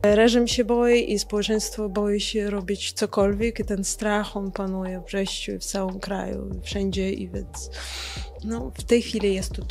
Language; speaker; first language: Polish; non-native, fluent; Belarusian